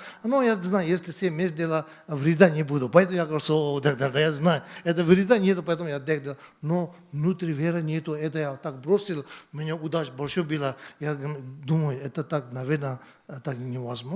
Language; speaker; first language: Russian; non-native, learner; Tibetan